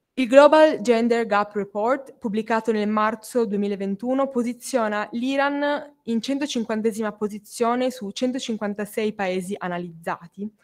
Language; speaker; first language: Italian; native; Italian